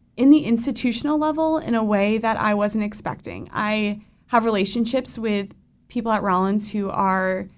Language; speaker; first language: English; native; English